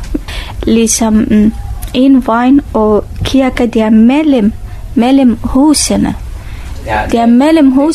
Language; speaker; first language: Danish; non-native, learner; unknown